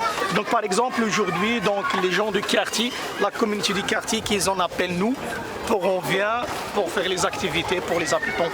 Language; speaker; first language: French; non-native, fluent; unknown